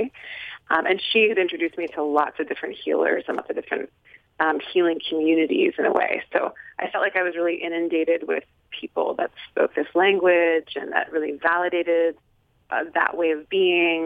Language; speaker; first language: English; native; English